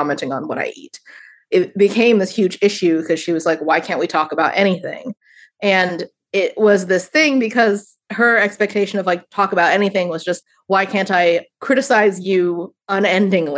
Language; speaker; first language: English; native; English